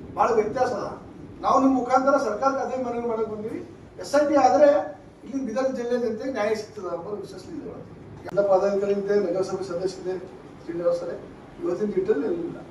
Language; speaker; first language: Kannada; native; Kannada